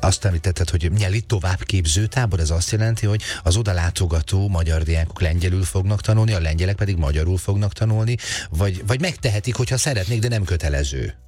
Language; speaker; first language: Hungarian; native; Hungarian